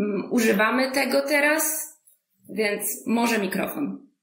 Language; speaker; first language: Polish; native; Polish